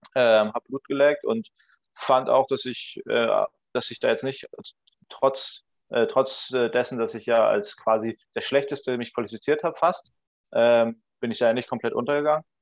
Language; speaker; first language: German; native; German